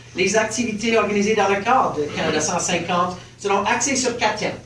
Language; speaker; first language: French; early bilingual, heritage; French